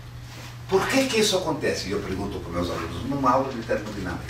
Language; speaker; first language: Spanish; non-native, fluent; Portuguese